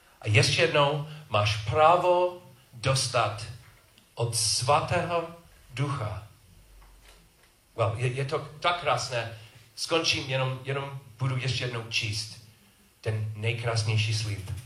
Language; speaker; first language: Czech; non-native, learner; English